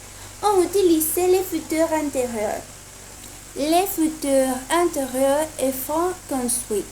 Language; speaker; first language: French; non-native, learner; Spanish